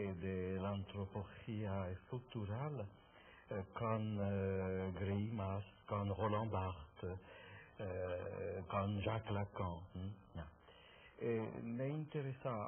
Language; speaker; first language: Spanish; non-native, fluent; French